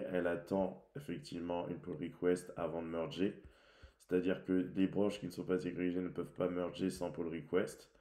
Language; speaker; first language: French; native; French